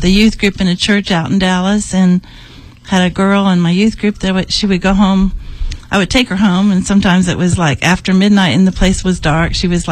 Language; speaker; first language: English; native; English